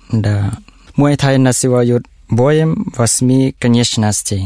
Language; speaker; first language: Russian; non-native, learner; Thai